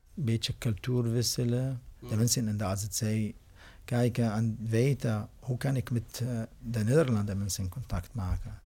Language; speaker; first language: Dutch; non-native, learner; Arabic